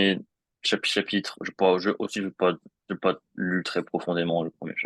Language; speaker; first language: French; non-native, fluent; English